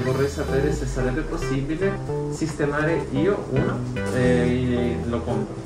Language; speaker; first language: Italian; non-native, fluent; Spanish